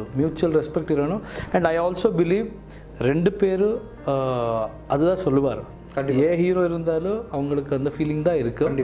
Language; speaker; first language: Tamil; non-native, learner; Kannada